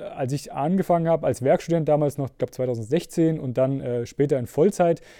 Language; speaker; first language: German; native; German